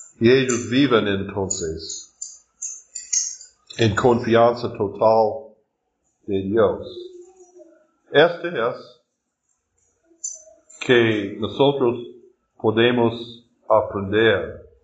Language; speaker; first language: Spanish; non-native, learner; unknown